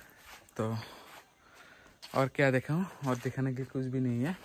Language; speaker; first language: Hindi; non-native, local second language; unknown